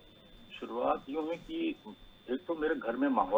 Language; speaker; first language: Hindi; native; Hindi